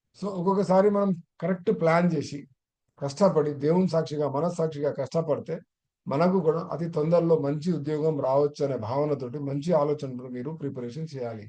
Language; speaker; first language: Telugu; non-native, local second language; Urdu